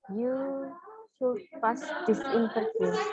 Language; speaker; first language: English; non-native, learner; Indonesian